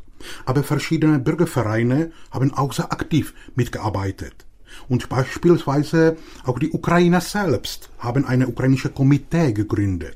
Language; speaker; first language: German; non-native, fluent; Czech